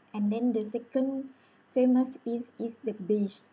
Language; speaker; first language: English; non-native, learner; Thai